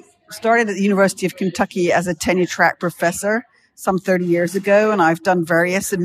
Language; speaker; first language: English; native; English